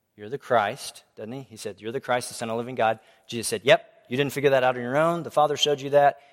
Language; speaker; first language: English; native; English